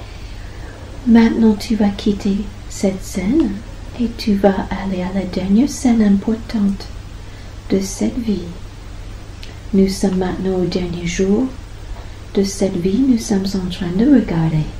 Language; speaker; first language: French; non-native, fluent; English